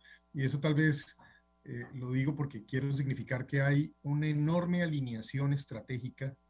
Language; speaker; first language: Spanish; native; Spanish